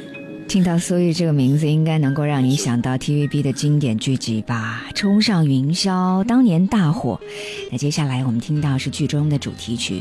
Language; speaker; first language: Chinese; native; Chinese